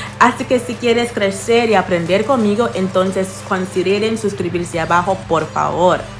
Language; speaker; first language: Spanish; non-native, fluent; English